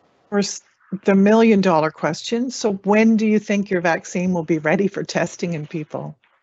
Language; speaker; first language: English; native; English